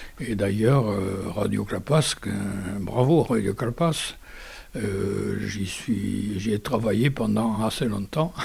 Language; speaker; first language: French; non-native, local second language; Occitan